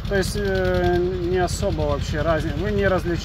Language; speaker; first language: Russian; native; Russian